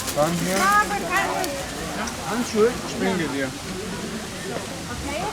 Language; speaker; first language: German; non-native, learner; Ukrainian